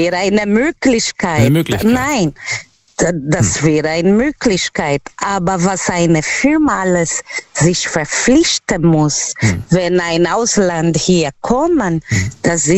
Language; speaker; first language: German; non-native, fluent; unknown